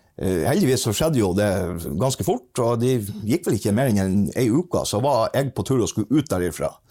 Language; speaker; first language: Norwegian; native; Norwegian